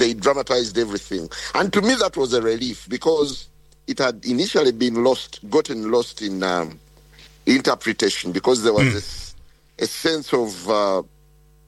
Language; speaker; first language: English; non-native, local second language; Ganda